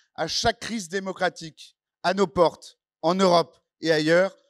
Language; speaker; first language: French; non-native, fluent; Ukrainian